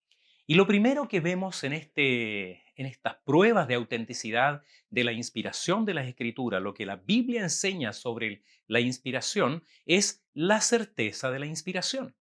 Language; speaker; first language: Spanish; native; Spanish